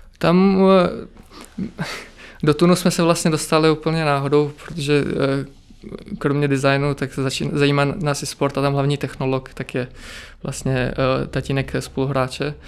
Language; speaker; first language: Czech; early bilingual, other home language; Ukrainian